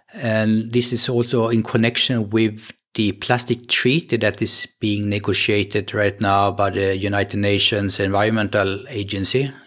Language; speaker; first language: English; non-native, fluent; Swedish